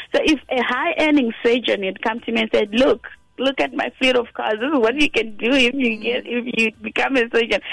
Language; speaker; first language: English; non-native, local second language; Shona